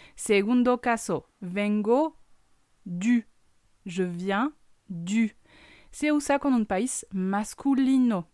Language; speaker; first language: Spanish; non-native, fluent; French